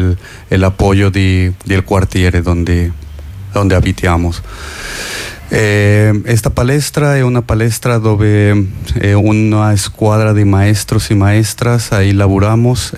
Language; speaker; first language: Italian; non-native, learner; Spanish